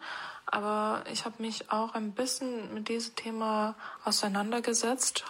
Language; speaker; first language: German; non-native, fluent; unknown